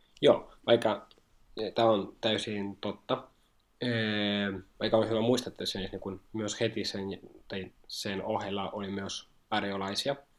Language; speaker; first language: Finnish; non-native, fluent; Spanish